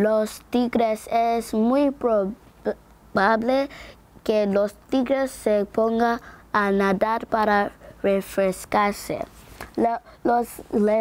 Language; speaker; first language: Spanish; non-native, learner; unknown